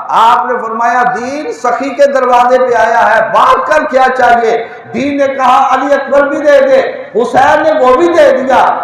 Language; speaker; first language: Urdu; non-native, local second language; Punjabi